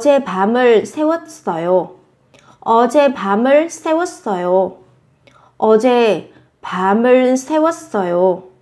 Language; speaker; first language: Korean; non-native, fluent; Vietnamese